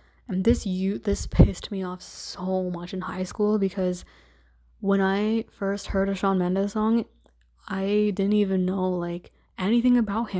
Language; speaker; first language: English; native; English